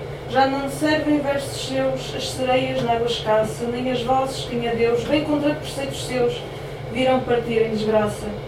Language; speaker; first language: Portuguese; native; Portuguese